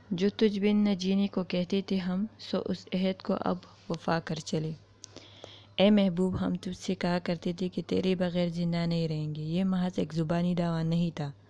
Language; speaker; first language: Urdu; non-native, local second language; Pashto